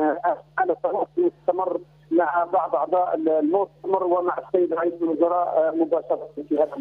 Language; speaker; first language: Arabic; native; Arabic